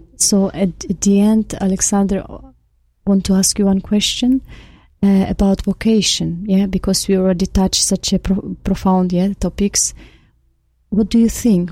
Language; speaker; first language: English; non-native, fluent; Ukrainian